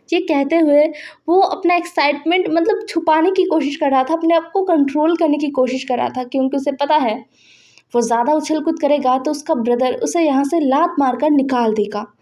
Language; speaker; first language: Hindi; non-native, local second language; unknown